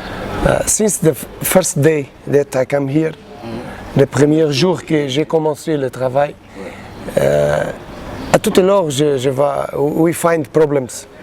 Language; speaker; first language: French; non-native, learner; Portuguese